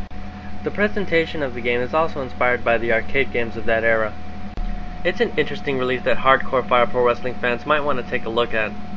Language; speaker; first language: English; native; English